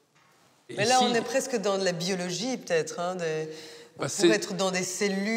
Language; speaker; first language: French; native; French